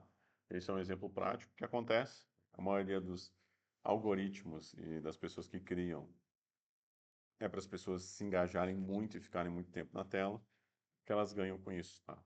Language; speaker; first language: Portuguese; native; Portuguese